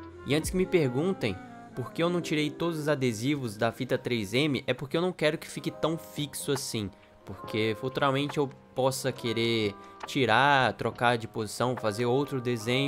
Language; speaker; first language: Portuguese; native; Portuguese